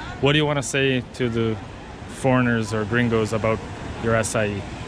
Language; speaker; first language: English; native; English